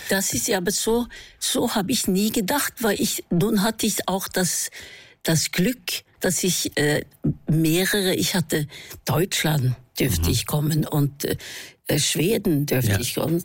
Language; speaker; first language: German; non-native, fluent; Norwegian